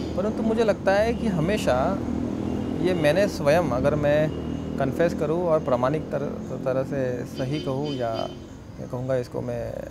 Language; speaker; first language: Hindi; non-native, local second language; Marathi